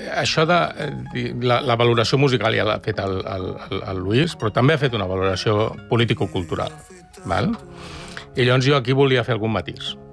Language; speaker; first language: Catalan; native; Catalan